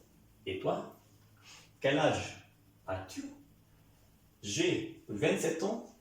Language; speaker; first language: French; non-native, fluent; Hindi